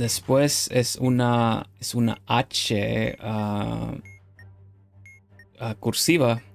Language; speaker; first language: Spanish; non-native, learner; Dutch